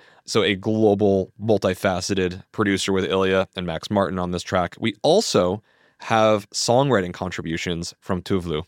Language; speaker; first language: English; native; English